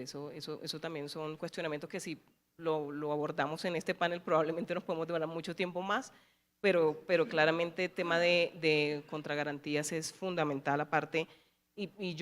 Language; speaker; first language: Spanish; native; Spanish